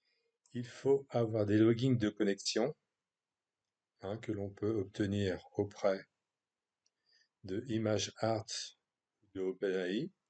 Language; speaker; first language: French; native; French